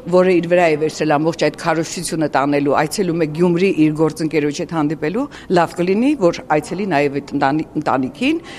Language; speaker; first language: Armenian; native; Armenian